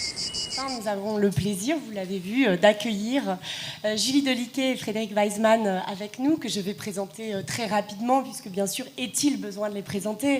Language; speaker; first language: French; native; French